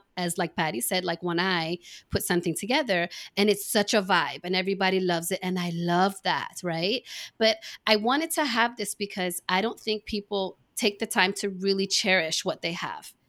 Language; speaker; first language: English; native; English